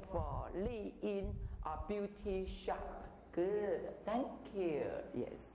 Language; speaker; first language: English; non-native, fluent; Chinese